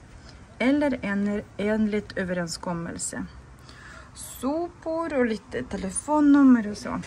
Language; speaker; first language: Swedish; non-native, fluent; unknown